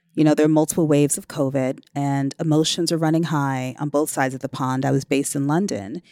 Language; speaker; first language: English; native; English